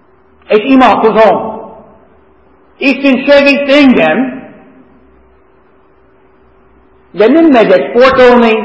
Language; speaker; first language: Hungarian; non-native, fluent; English